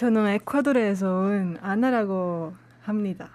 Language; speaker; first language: Korean; non-native, learner; Spanish